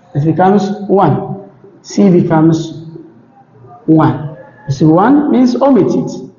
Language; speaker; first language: English; non-native, local second language; Amharic